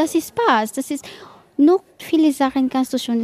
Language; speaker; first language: German; non-native, learner; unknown